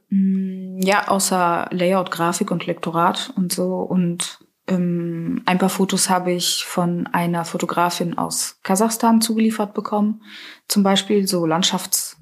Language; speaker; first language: German; early bilingual, other home language; Russian